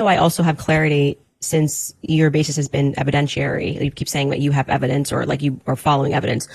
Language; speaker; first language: English; native; English